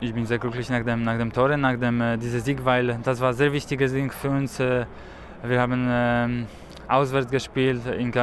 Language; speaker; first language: Dutch; non-native, learner; Polish